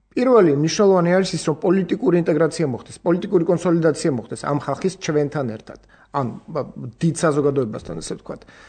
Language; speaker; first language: Georgian; non-native, local second language; Armenian